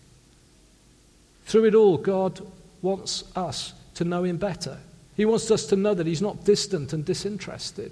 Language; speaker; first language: English; native; English